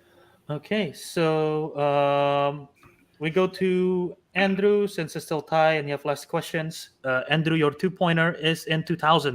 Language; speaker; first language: English; native; English